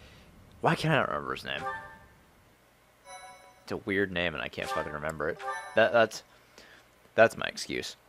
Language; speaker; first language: English; native; English